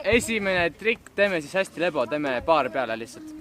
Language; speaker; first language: Estonian; native; Estonian